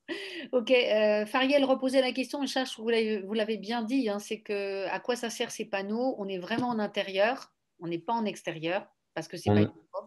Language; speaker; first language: French; native; French